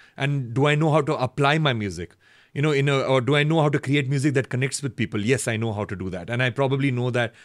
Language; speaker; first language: English; native; English